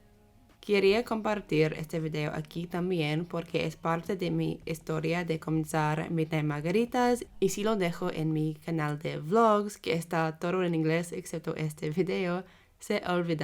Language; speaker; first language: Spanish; non-native, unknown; English